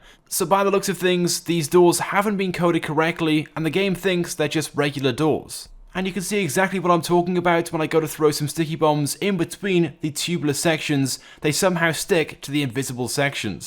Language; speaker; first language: English; native; English